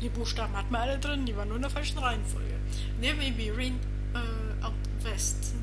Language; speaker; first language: Swedish; non-native, learner; German